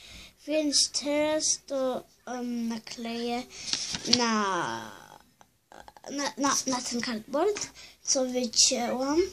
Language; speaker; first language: Polish; early bilingual, heritage; Polish